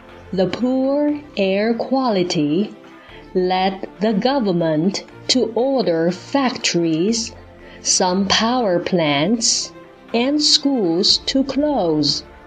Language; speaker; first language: English; non-native, fluent; Chinese